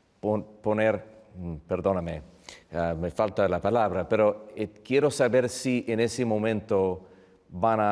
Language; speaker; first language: Spanish; non-native, fluent; English